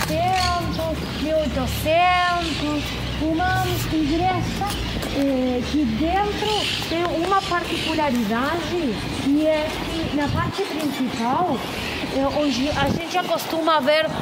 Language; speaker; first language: Portuguese; non-native, fluent; Spanish